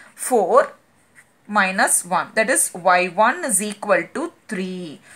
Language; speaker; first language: English; non-native, local second language; Tamil